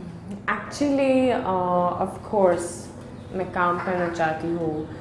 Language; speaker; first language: Hindi; non-native, learner; Swedish